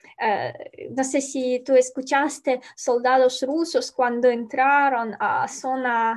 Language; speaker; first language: Spanish; non-native, learner; Ukrainian